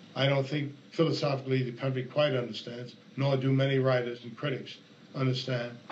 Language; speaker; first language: English; native; English